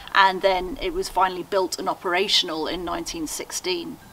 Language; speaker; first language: English; native; English